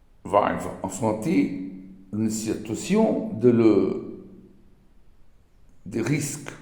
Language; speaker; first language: French; non-native, learner; Portuguese